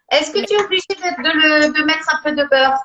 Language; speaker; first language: French; native; French